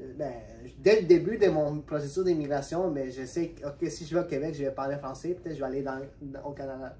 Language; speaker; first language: French; non-native, fluent; Spanish